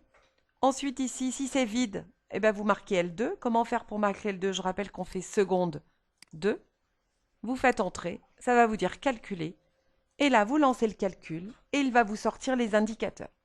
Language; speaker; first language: French; native; French